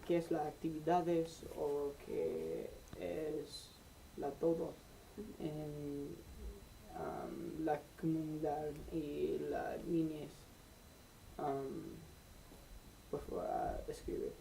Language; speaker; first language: Spanish; non-native, learner; English